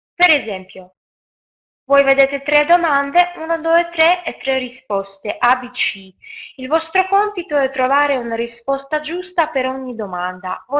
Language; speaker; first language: Italian; non-native, fluent; Russian